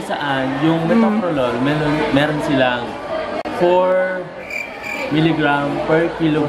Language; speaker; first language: Filipino; non-native, local second language; Bikol